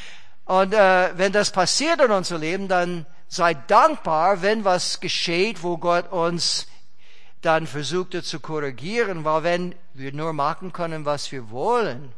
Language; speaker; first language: German; non-native, fluent; English